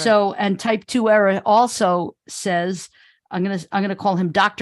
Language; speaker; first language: English; native; English